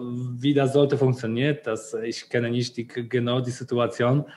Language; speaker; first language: German; non-native, fluent; Polish